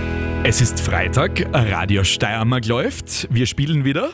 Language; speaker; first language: German; native; German